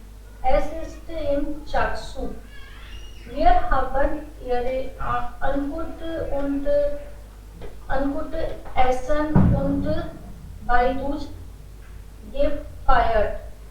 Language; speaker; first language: German; non-native, learner; Hindi